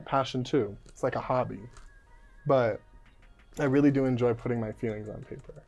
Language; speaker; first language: English; native; English